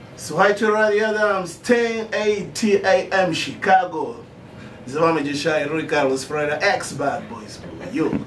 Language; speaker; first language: Polish; non-native, fluent; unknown